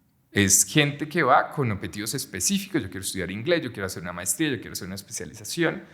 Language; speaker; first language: Spanish; native; Spanish